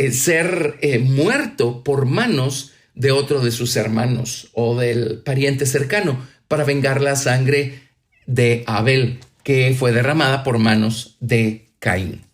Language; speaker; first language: Spanish; native; Spanish